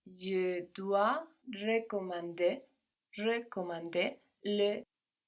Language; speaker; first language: French; non-native, learner; English